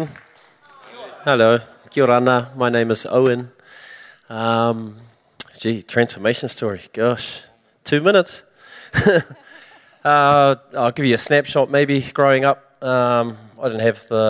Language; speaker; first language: English; native; English